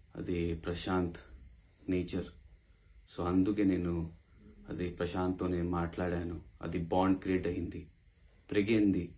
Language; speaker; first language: Telugu; non-native, local second language; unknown